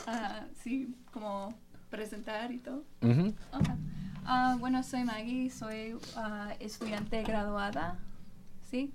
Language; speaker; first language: Spanish; non-native, fluent; English